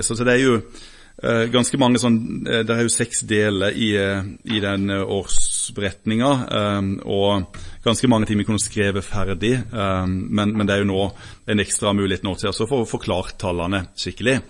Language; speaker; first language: Norwegian; native; Norwegian